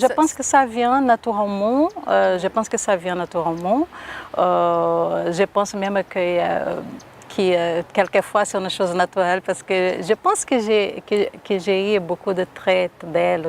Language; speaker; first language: French; non-native, local second language; Portuguese